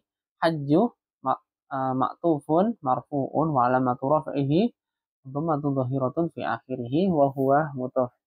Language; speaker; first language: Arabic; non-native, fluent; Indonesian